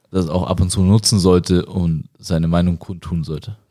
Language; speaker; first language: German; native; German